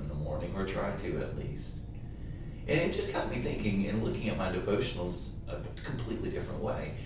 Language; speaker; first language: English; native; English